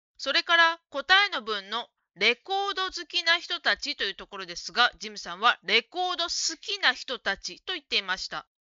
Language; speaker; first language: Japanese; native; Japanese